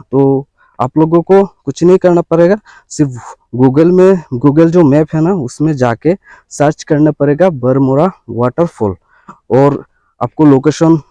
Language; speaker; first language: Hindi; non-native, local second language; Bangla